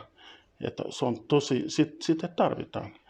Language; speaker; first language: Finnish; non-native, fluent; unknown